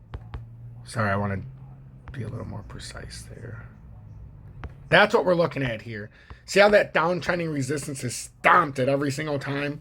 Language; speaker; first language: English; native; English